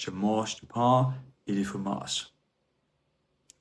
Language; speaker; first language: French; non-native, fluent; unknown